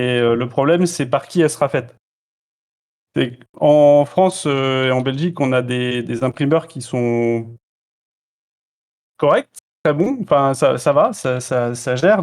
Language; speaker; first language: French; native; French